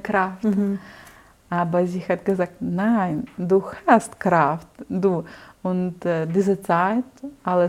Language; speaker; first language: German; non-native, learner; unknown